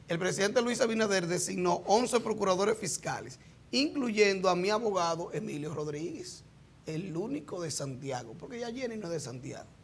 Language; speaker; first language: Spanish; native; Spanish